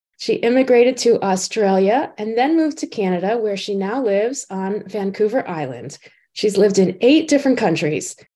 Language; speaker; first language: English; native; English